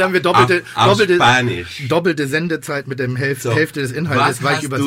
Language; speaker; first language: German; native; German